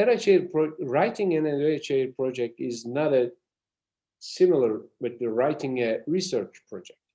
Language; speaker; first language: English; non-native, fluent; Turkish